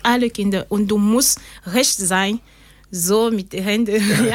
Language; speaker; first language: German; non-native, learner; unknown